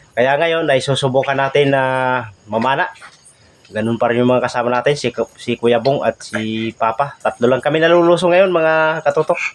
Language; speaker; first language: Filipino; non-native, local second language; Cebuano